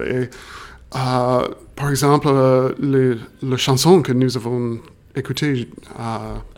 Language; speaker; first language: French; non-native, fluent; English